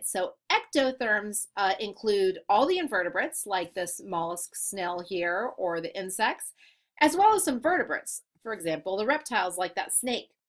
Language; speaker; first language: English; native; English